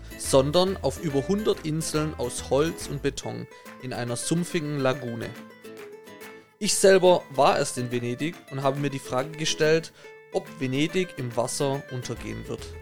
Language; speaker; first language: German; native; German